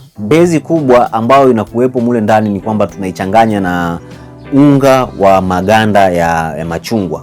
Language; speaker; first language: Swahili; native; Swahili